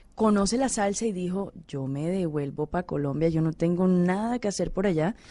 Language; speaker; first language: Spanish; native; Spanish